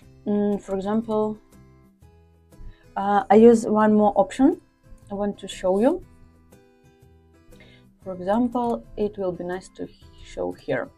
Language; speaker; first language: English; non-native, fluent; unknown